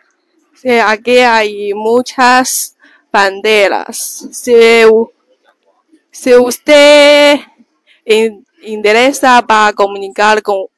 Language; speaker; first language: Spanish; non-native, learner; Chinese